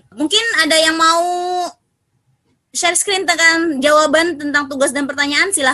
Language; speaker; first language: Indonesian; native; Indonesian